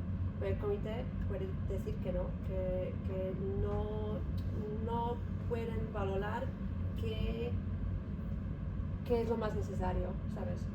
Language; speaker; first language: Spanish; non-native, learner; Polish